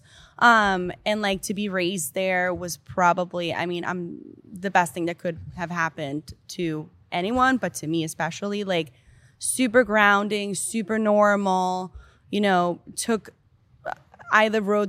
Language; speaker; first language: English; non-native, fluent; Danish